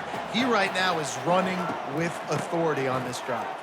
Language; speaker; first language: English; native; English